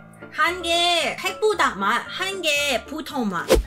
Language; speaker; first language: Korean; non-native, learner; Cantonese